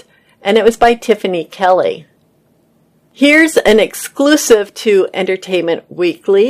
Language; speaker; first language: English; native; English